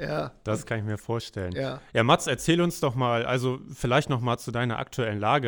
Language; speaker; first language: German; native; German